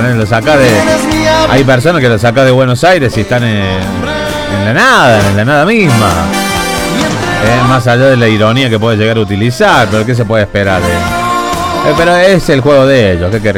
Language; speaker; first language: Spanish; native; Spanish